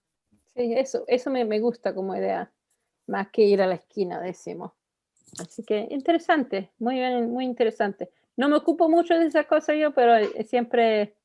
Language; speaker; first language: Spanish; non-native, fluent; Italian